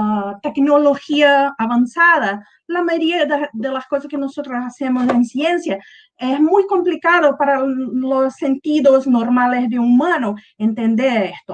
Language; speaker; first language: Spanish; non-native, learner; Portuguese